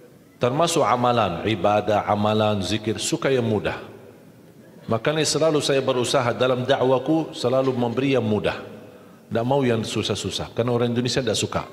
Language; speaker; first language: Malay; non-native, fluent; Arabic